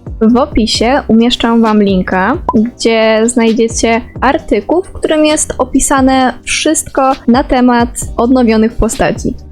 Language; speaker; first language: Polish; native; Polish